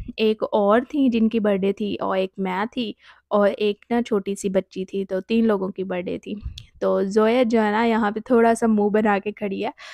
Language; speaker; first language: Urdu; native; Urdu